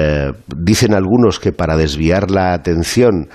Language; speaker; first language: Spanish; native; Spanish